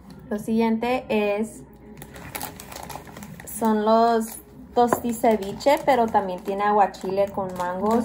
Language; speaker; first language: Spanish; early bilingual, heritage; Spanish